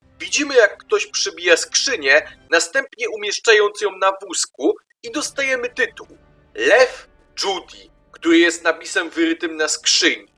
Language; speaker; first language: Polish; native; Polish